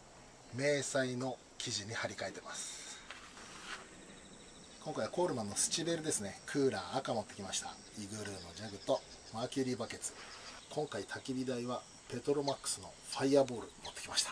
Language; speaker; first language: Japanese; native; Japanese